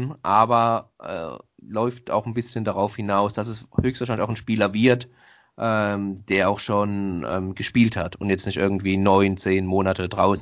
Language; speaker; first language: German; native; German